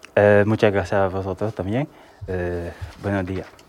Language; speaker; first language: Spanish; non-native, learner; Haitian Creole